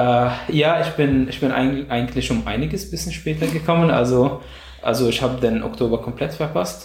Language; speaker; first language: German; non-native, fluent; Arabic